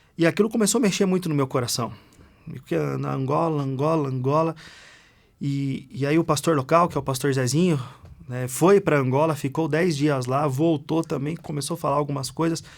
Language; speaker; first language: Portuguese; native; Portuguese